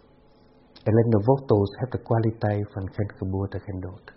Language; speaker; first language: Dutch; non-native, fluent; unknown